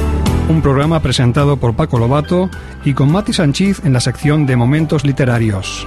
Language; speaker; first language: Spanish; native; Spanish